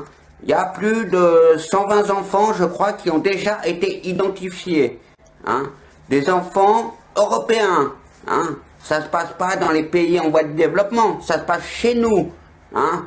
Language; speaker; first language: French; native; French